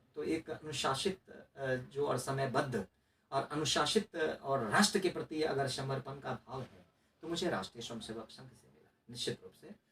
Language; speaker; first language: Hindi; non-native, local second language; Maithili